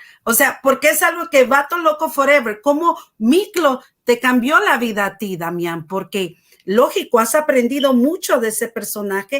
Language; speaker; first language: Spanish; native; Spanish